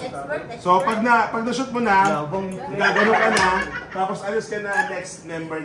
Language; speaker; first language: Filipino; native; Filipino